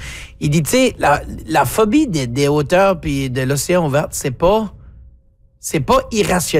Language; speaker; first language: French; native; French